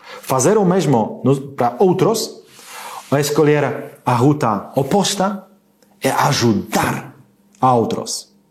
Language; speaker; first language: Portuguese; non-native, learner; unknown